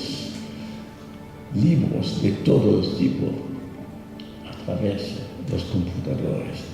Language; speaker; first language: Spanish; non-native, fluent; French